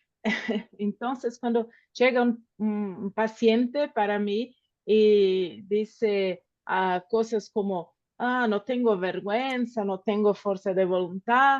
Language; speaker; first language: Spanish; non-native, fluent; Portuguese